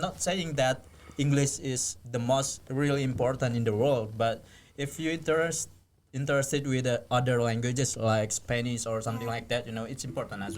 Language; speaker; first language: English; non-native, fluent; Indonesian